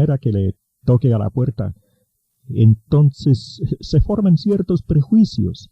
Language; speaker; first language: Spanish; native; Spanish